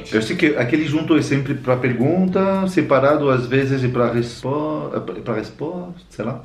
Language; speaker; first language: Portuguese; non-native, fluent; French